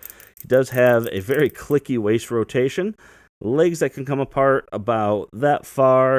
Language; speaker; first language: English; native; English